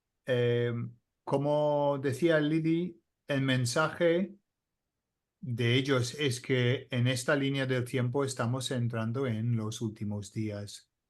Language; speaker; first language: Spanish; non-native, fluent; English